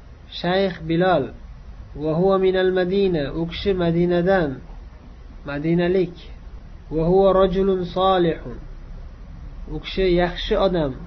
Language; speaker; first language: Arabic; non-native, fluent; Uzbek